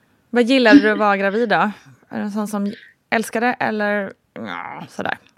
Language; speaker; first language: Swedish; native; Swedish